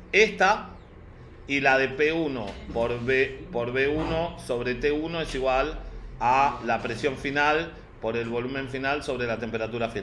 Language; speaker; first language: Spanish; native; Spanish